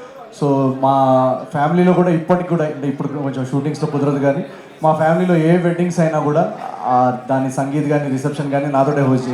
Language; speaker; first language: Telugu; native; Telugu